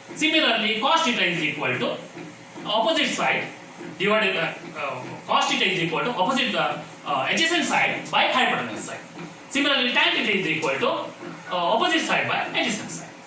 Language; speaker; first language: English; non-native, local second language; Kannada